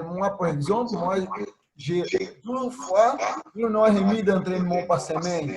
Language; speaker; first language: French; non-native, fluent; Portuguese